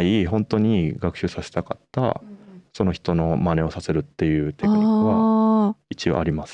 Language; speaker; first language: Japanese; native; Japanese